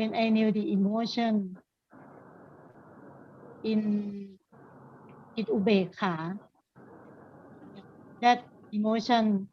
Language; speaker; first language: English; non-native, learner; Thai